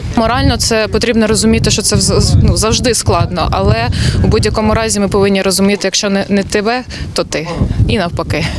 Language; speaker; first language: Ukrainian; native; Ukrainian